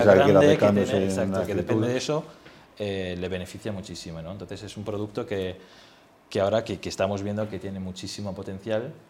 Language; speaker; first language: Spanish; non-native, fluent; German